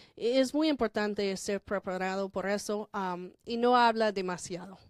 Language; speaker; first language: Spanish; non-native, fluent; English